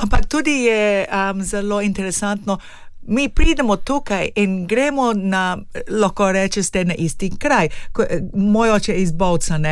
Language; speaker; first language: Slovenian; early bilingual, heritage; Slovenian